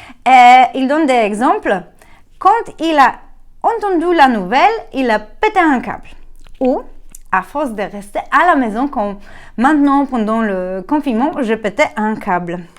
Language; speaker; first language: French; non-native, learner; Polish